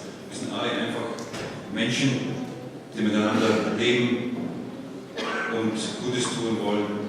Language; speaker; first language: German; non-native, fluent; English